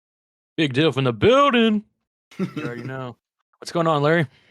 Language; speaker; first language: English; native; English